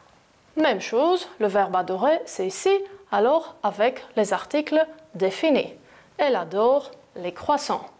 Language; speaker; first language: French; non-native, fluent; Greek